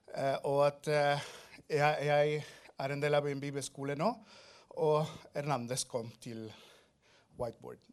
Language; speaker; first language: Norwegian; non-native, fluent; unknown